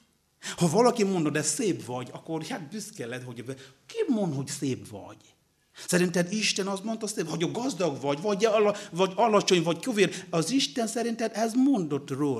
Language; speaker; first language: Hungarian; non-native, learner; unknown